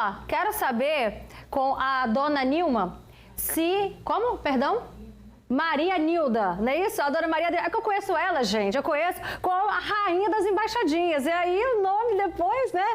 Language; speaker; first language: Portuguese; native; Portuguese